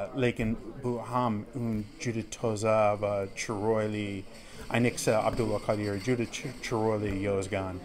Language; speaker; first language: Uzbek; non-native, learner; English